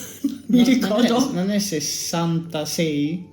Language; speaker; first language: Italian; native; Italian